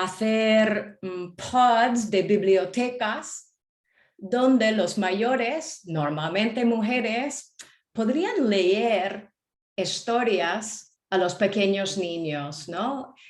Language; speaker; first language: Spanish; non-native, fluent; English